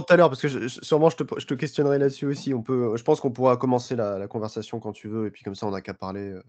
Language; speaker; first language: French; native; French